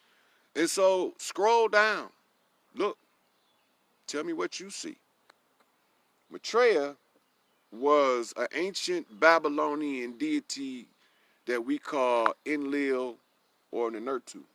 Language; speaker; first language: English; native; English